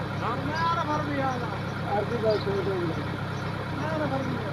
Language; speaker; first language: Arabic; non-native, learner; Punjabi